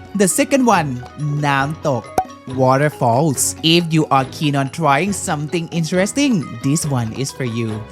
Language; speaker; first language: English; non-native, fluent; Thai